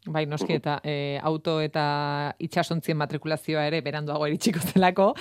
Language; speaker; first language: Basque; native; Basque